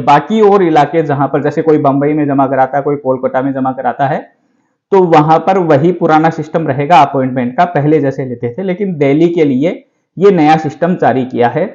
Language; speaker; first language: Hindi; native; Hindi